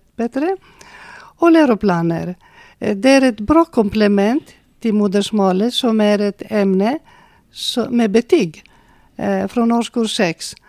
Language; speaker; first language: Swedish; non-native, fluent; Greek